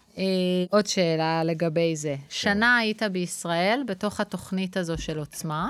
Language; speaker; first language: Hebrew; native; Hebrew